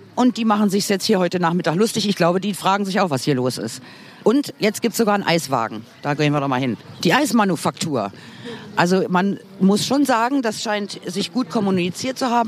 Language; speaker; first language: German; native; German